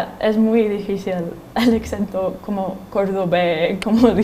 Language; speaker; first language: Spanish; non-native, fluent; English